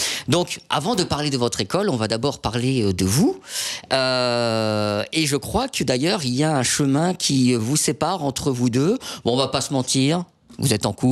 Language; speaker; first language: French; native; French